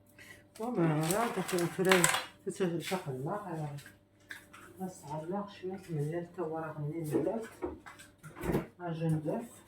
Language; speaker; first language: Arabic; non-native, local second language; Kabyle